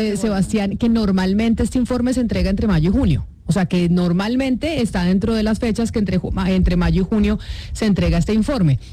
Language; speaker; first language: Spanish; native; Spanish